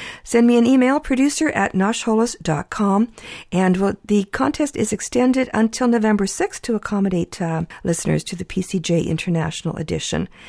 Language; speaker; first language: English; early bilingual, other home language; Ukrainian